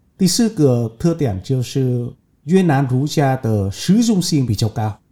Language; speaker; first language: Chinese; non-native, fluent; Vietnamese